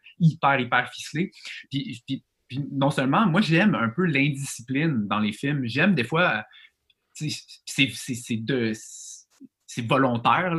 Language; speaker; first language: French; native; French